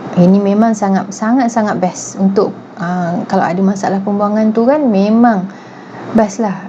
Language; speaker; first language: Malay; native; Malay